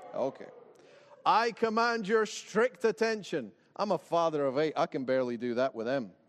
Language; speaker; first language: English; native; English